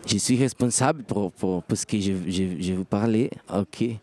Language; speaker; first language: French; non-native, learner; Portuguese